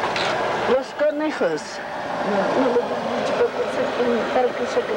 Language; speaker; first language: Spanish; non-native, local second language; Quechua